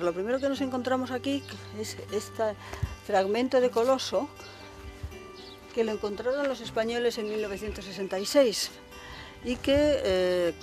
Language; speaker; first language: Spanish; native; Spanish